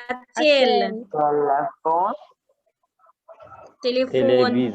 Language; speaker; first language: Russian; non-native, learner; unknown